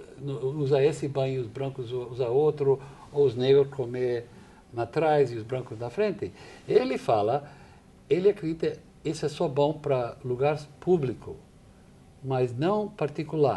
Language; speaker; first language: Portuguese; non-native, fluent; English